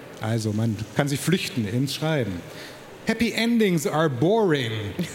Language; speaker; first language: German; native; German